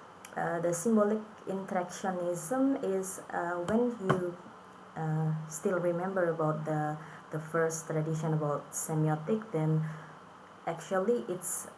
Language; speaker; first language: English; non-native, fluent; Indonesian